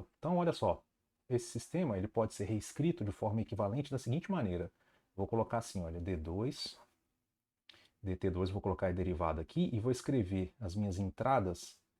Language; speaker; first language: Portuguese; native; Portuguese